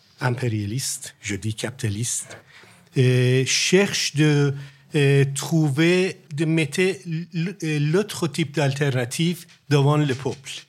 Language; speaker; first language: French; non-native, learner; Persian